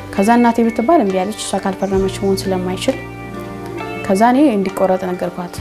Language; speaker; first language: Amharic; native; Amharic